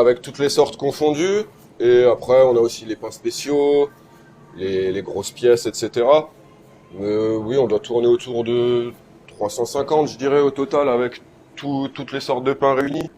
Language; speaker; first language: French; native; French